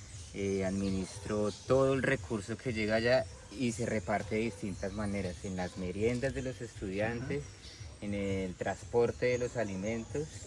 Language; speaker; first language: Spanish; native; Spanish